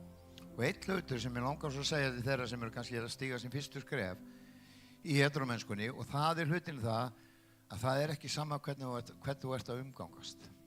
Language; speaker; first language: Icelandic; non-native, fluent; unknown